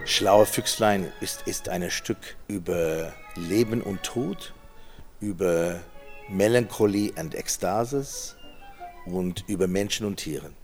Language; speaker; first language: German; non-native, fluent; English